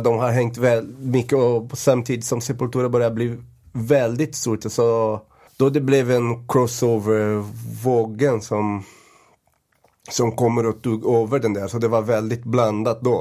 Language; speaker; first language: Swedish; non-native, fluent; Portuguese